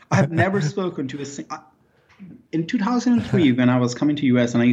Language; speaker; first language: English; non-native, local second language; Hindi